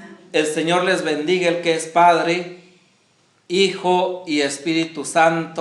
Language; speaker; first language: Spanish; native; Spanish